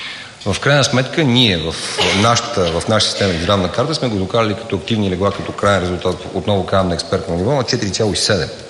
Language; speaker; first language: Bulgarian; native; Bulgarian